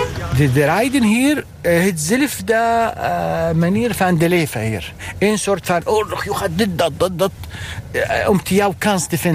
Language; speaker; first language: Dutch; non-native, learner; Arabic